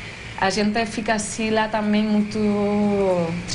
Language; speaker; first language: Portuguese; non-native, fluent; Spanish